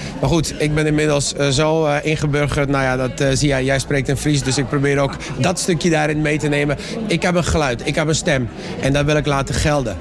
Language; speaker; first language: Dutch; early bilingual, other home language; Persian